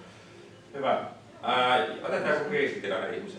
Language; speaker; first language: Finnish; native; Finnish